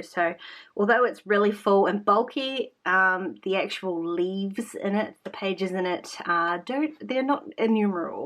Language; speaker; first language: English; native; English